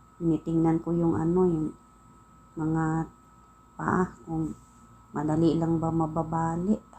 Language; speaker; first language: Filipino; non-native, local second language; Cebuano